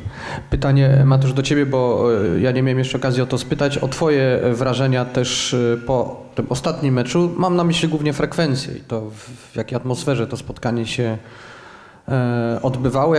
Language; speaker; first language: Polish; native; Polish